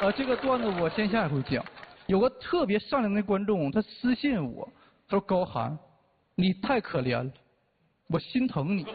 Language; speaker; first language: Chinese; native; Chinese